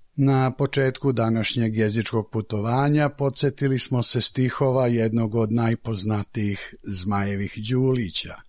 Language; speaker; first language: Serbian; native; Serbian